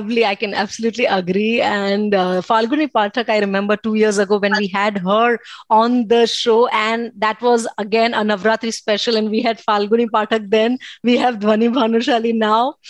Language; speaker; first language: English; non-native, local second language; Gujarati